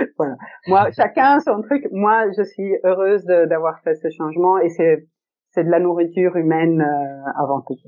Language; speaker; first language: French; early bilingual, other home language; Italian